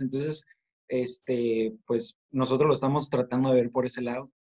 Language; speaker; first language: Spanish; native; Spanish